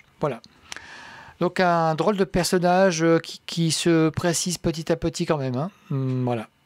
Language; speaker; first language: French; native; French